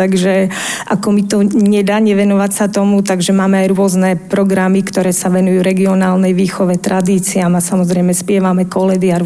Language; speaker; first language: Slovak; non-native, local second language; Rusyn